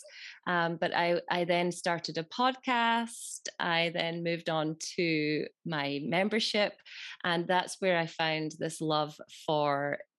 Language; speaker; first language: English; native; English